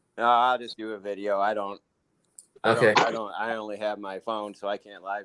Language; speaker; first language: English; native; English